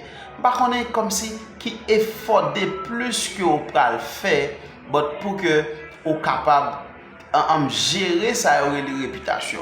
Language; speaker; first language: French; non-native, learner; Haitian Creole